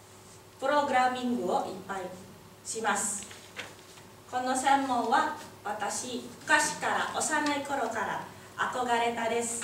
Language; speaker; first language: Japanese; non-native, learner; Indonesian